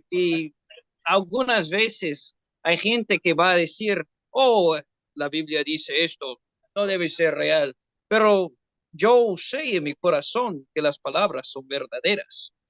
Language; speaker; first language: Spanish; non-native, learner; English